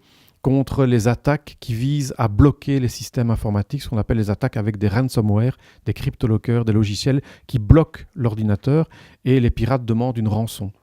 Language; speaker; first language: French; native; French